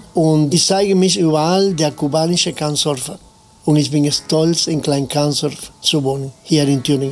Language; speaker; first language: German; non-native, fluent; Spanish